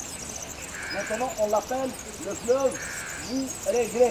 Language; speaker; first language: French; non-native, local second language; Arabic